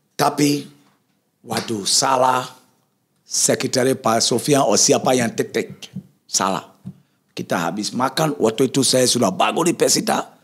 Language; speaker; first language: Indonesian; non-native, fluent; English